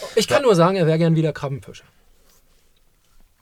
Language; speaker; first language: German; native; German